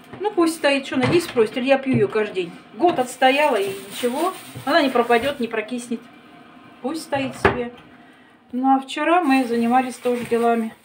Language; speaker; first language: Russian; native; Russian